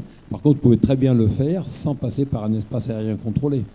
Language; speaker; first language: French; native; French